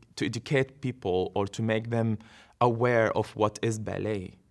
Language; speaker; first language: English; non-native, fluent; Arabic